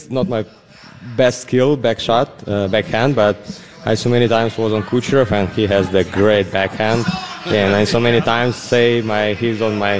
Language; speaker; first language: English; non-native, learner; Russian